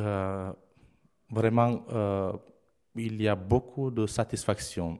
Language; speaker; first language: French; non-native, fluent; Romanian